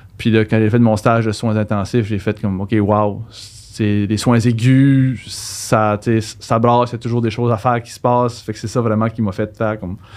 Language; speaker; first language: French; native; French